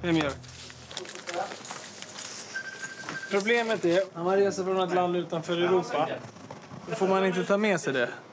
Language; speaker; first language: Swedish; native; Swedish